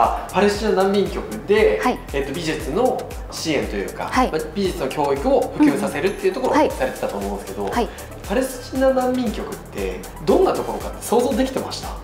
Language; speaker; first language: Japanese; native; Japanese